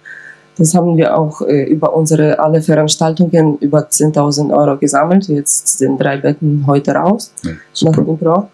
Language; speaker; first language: German; non-native, fluent; Ukrainian